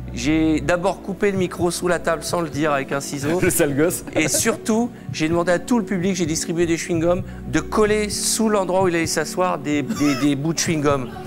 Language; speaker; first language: French; native; French